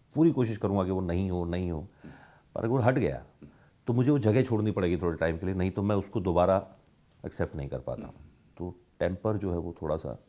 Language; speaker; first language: Hindi; native; Hindi